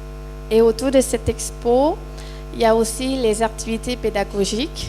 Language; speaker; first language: French; non-native, fluent; Thai